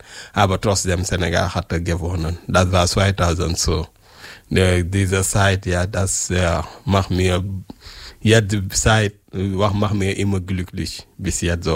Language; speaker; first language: German; non-native, learner; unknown